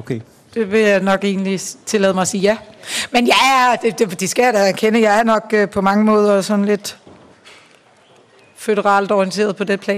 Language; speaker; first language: Danish; native; Danish